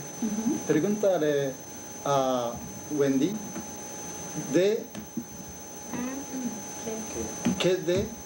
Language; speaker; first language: Spanish; non-native, learner; Japanese